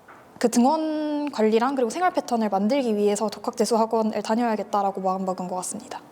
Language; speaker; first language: Korean; native; Korean